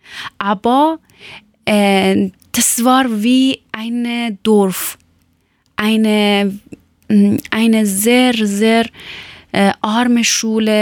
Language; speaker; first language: German; non-native, learner; Persian